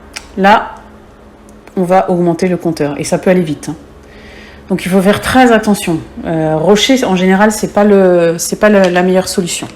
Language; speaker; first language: French; native; French